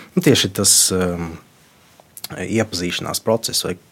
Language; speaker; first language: Latvian; non-native, local second language; Russian